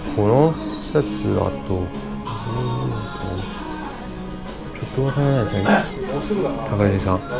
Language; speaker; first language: Japanese; non-native, learner; English